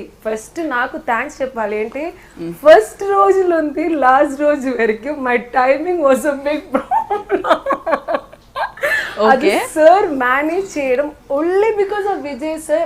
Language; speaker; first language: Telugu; non-native, learner; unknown